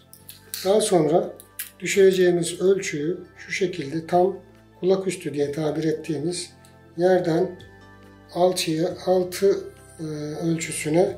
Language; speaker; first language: Turkish; native; Turkish